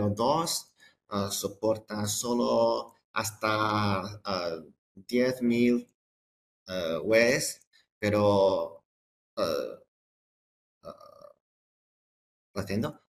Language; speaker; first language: Spanish; non-native, fluent; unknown